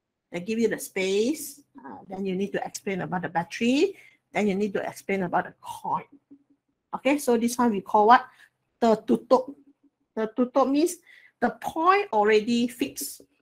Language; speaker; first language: English; non-native, local second language; Chinese